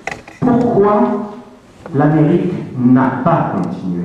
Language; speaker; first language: French; native; French